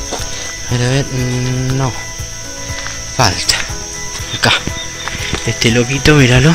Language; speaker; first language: Spanish; native; Spanish